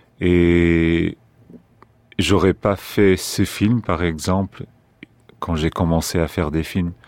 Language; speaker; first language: French; non-native, fluent; Portuguese